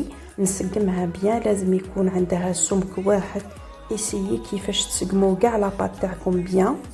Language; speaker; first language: Arabic; native; Arabic